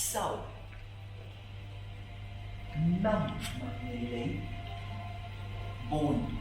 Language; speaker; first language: Vietnamese; non-native, learner; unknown